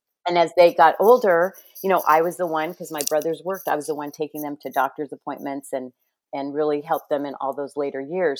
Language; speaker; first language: English; early bilingual, other home language; Spanish